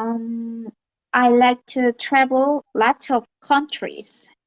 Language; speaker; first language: English; non-native, learner; Korean